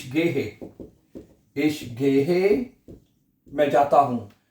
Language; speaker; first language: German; non-native, fluent; Urdu